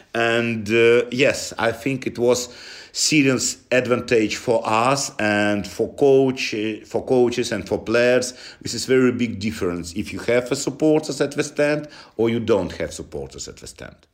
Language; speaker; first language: English; non-native, learner; Russian